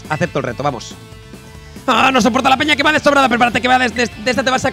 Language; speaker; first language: Spanish; native; Spanish